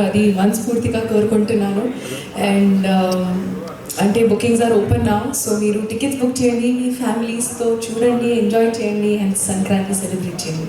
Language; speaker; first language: Telugu; non-native, local second language; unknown